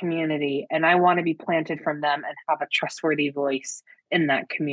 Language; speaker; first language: English; native; English